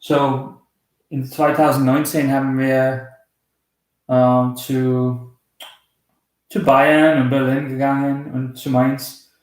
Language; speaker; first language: German; early bilingual, heritage; German